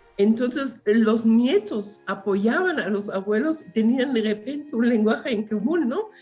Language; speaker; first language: Spanish; non-native, fluent; German